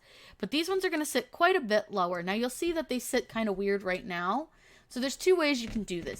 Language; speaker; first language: English; native; English